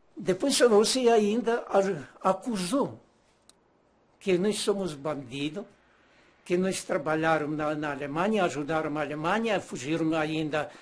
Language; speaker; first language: Portuguese; non-native, learner; Ukrainian